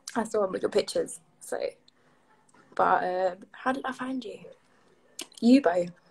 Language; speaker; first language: English; native; English